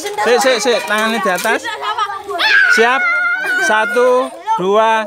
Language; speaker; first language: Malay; non-native, local second language; Javanese